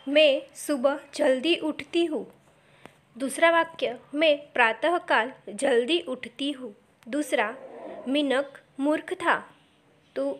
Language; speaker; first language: Hindi; non-native, local second language; Gujarati